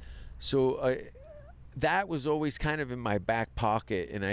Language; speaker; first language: English; native; English